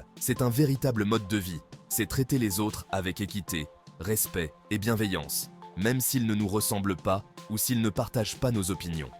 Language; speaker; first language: French; native; French